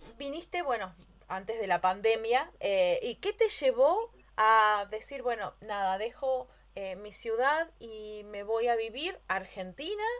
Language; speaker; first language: Spanish; native; Spanish